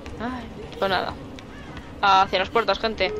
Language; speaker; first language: Spanish; native; Spanish